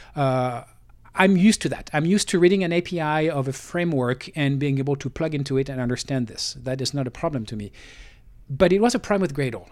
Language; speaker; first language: English; non-native, fluent; French